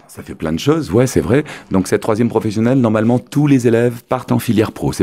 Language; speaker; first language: French; native; French